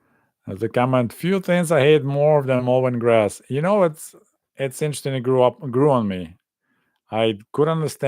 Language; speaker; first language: English; non-native, fluent; Russian